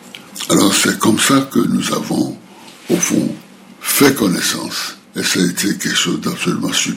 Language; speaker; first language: French; non-native, local second language; Fon